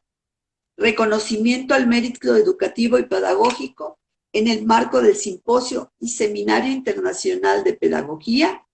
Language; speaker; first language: Spanish; native; Spanish